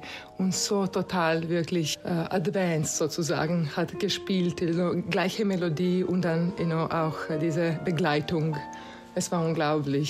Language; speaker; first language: German; non-native, fluent; Croatian